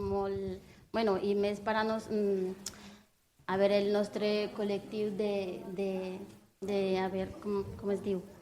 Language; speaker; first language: Catalan; non-native, learner; Spanish